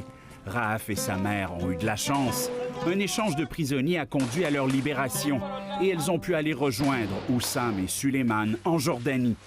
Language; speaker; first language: French; native; French